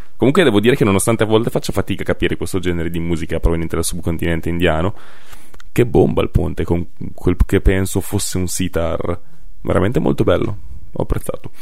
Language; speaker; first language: Italian; native; Italian